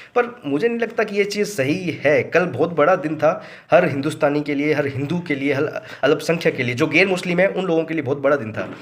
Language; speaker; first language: Hindi; native; Hindi